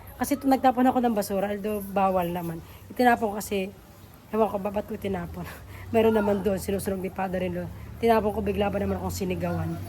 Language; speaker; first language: Filipino; native; Filipino